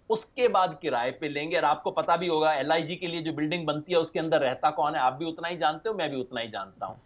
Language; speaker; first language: Hindi; native; Hindi